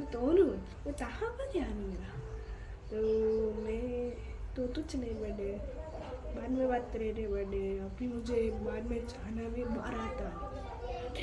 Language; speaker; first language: Hindi; non-native, local second language; Gujarati